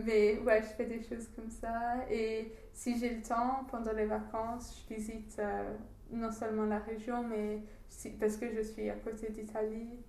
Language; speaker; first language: French; non-native, learner; English